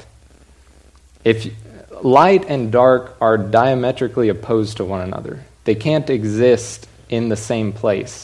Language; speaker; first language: English; native; English